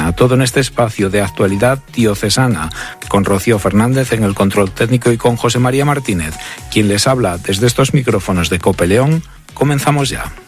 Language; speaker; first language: Spanish; native; Spanish